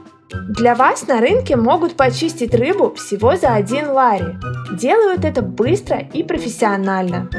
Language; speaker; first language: Russian; native; Russian